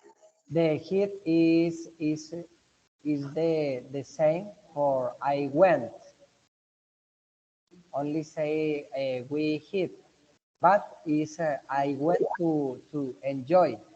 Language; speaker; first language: English; non-native, learner; Spanish